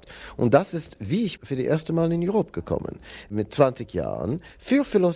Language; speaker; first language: German; non-native, fluent; English